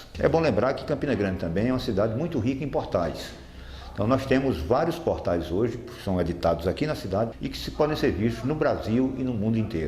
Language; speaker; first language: Portuguese; native; Portuguese